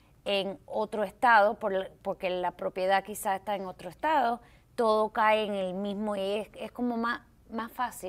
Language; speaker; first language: Spanish; early bilingual, heritage; Spanish